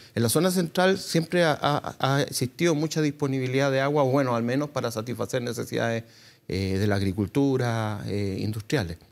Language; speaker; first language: Spanish; native; Spanish